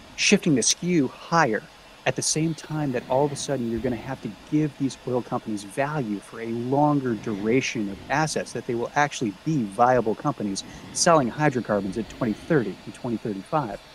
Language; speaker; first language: English; native; English